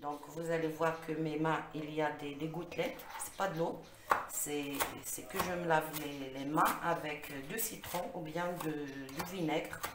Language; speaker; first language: French; non-native, local second language; Arabic